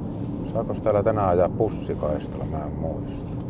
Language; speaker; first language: Finnish; native; Finnish